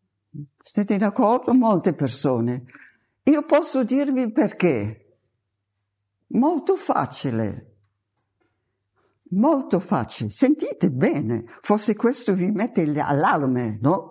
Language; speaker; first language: Italian; non-native, fluent; German